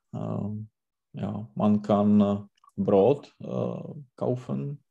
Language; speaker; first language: German; non-native, learner; Czech